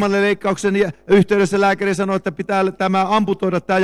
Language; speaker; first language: Finnish; native; Finnish